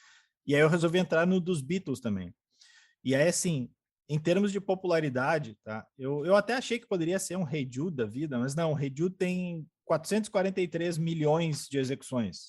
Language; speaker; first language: Portuguese; native; Portuguese